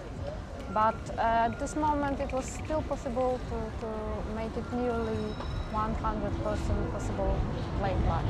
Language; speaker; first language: English; non-native, fluent; Polish